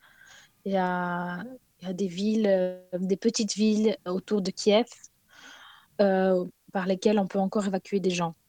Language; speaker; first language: French; non-native, fluent; Ukrainian